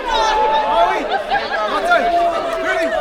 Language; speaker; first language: Māori; non-native, learner; English